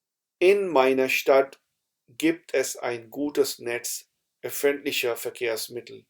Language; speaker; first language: German; non-native, fluent; Urdu